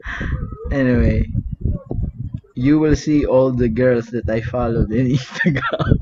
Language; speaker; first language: English; non-native, learner; Filipino